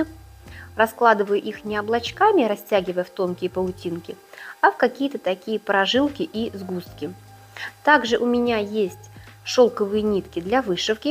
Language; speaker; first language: Russian; native; Russian